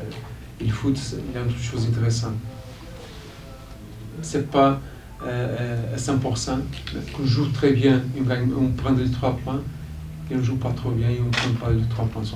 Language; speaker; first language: French; non-native, fluent; Portuguese